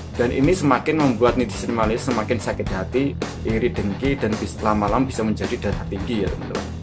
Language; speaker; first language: Indonesian; native; Indonesian